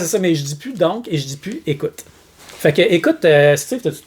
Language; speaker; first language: French; native; French